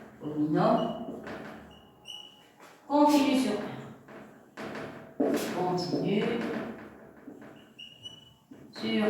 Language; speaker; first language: French; non-native, local second language; Arabic